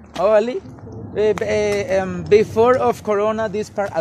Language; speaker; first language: English; non-native, learner; Spanish